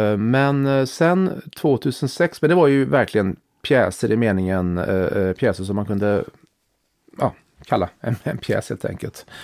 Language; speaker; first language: Swedish; native; Swedish